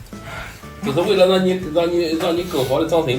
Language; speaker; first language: Chinese; native; Chinese